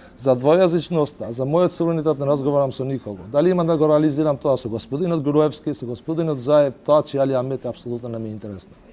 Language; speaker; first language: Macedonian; non-native, local second language; Albanian